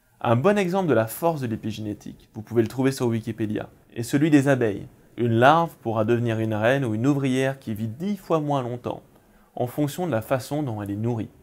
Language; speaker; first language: French; native; French